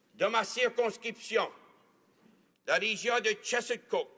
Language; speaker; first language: French; native; French